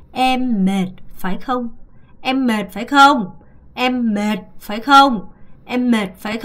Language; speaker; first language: Vietnamese; non-native, fluent; Korean